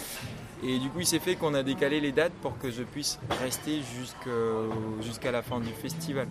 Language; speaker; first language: French; non-native, local second language; Ewe